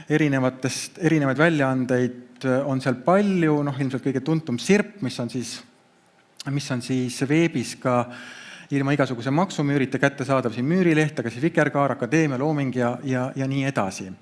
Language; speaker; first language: Estonian; native; Estonian